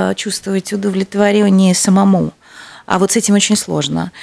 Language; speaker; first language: Russian; native; Russian